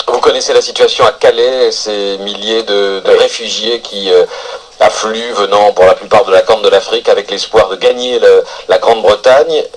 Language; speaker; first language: French; native; French